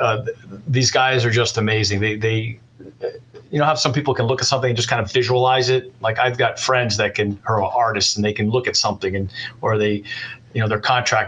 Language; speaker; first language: English; native; English